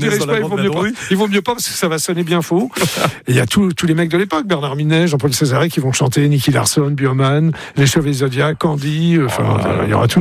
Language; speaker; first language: French; native; French